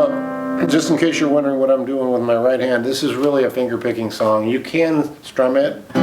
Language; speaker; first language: English; native; English